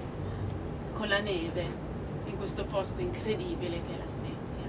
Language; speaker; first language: Italian; non-native, fluent; Spanish